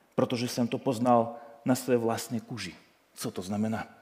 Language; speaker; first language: Ukrainian; native; Ukrainian